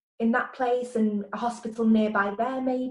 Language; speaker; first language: English; native; English